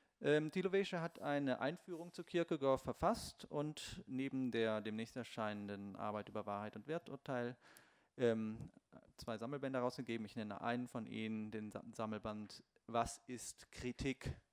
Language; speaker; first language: German; native; German